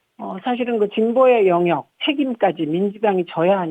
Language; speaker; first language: Korean; native; Korean